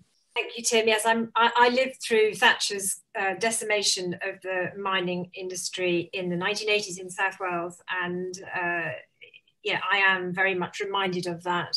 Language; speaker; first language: English; native; English